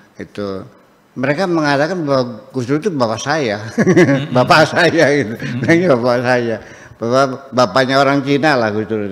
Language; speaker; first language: Indonesian; native; Indonesian